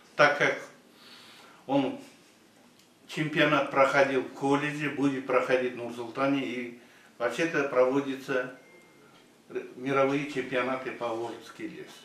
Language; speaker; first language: Russian; non-native, local second language; Kazakh